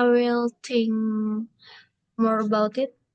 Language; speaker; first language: English; non-native, learner; Indonesian